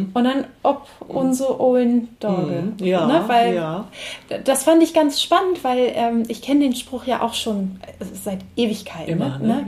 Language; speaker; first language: German; native; German